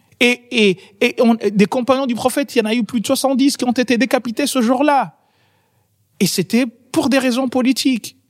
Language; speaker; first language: French; non-native, local second language; Ngazidja Comorian